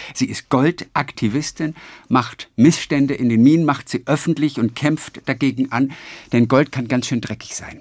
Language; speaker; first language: German; native; German